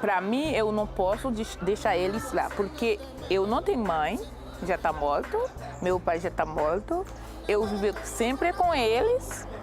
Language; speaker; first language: Portuguese; non-native, learner; Haitian Creole